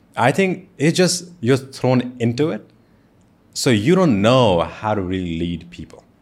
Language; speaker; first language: English; non-native, local second language; Hindi